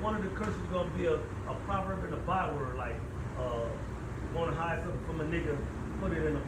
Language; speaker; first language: English; native; English